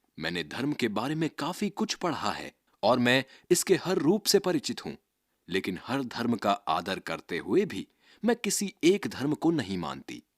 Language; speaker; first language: Hindi; native; Hindi